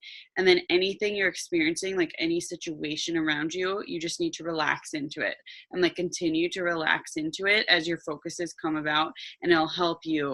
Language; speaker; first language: English; native; English